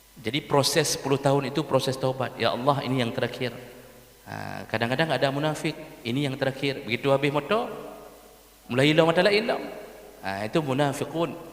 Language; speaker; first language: Malay; non-native, local second language; Achinese